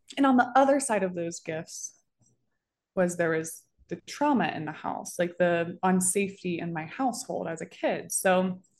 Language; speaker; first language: English; native; English